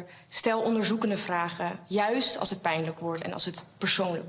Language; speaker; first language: Dutch; native; Dutch